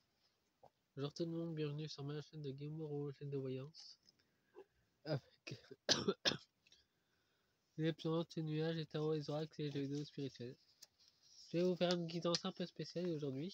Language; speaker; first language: French; native; French